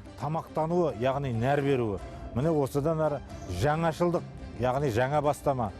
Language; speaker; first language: Kazakh; native; Kazakh